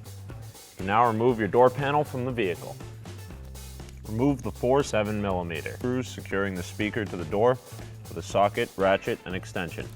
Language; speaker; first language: English; native; English